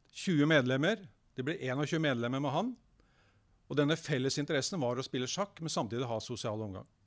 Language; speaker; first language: Norwegian; native; Norwegian